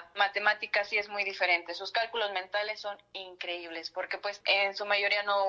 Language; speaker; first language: Spanish; native; Spanish